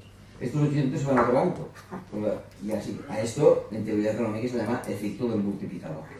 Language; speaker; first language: Spanish; non-native, local second language; Catalan